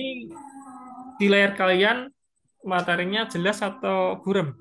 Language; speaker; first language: Indonesian; native; Indonesian